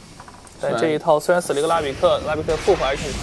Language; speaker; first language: Chinese; native; Chinese